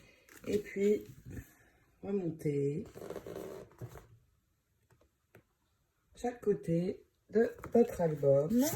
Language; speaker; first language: French; native; French